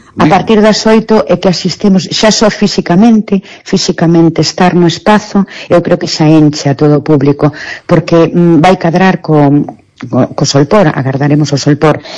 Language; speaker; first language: Galician; native; Galician